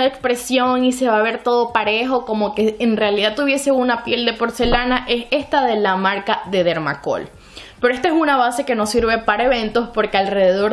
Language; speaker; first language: Spanish; native; Spanish